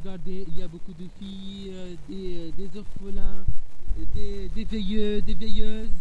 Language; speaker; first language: French; non-native, fluent; Arabic